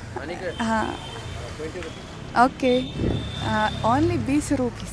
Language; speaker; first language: Hindi; non-native, learner; Russian